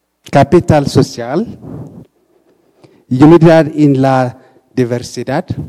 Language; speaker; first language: Spanish; non-native, learner; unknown